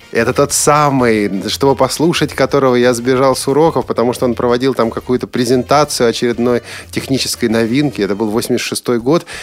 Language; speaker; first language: Russian; native; Russian